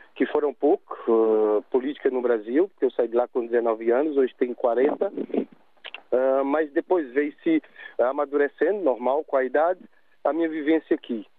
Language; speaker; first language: Portuguese; native; Portuguese